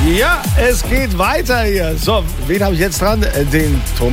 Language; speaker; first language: German; native; German